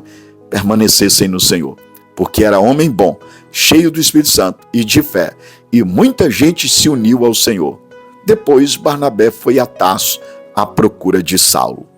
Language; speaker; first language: Portuguese; native; Portuguese